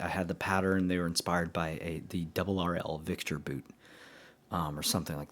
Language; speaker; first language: English; native; English